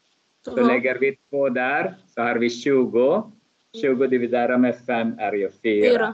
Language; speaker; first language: Swedish; non-native, fluent; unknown